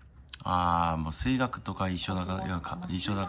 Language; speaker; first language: Japanese; non-native, fluent; Korean